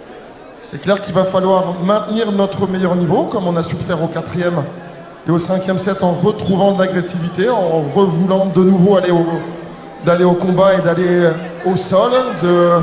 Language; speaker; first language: French; native; French